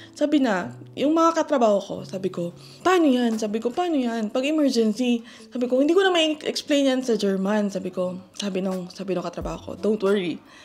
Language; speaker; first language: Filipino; native; Filipino